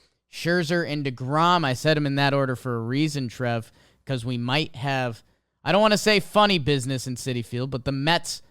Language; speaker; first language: English; native; English